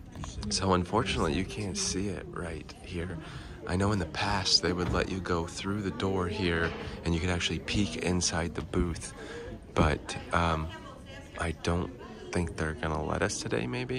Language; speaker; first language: English; native; English